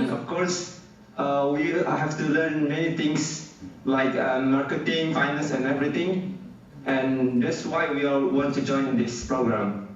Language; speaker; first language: English; non-native, learner; Indonesian